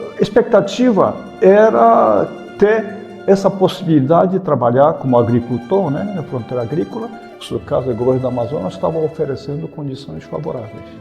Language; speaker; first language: Portuguese; early bilingual, other home language; Japanese